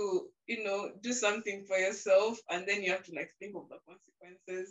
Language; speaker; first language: English; non-native, local second language; Ganda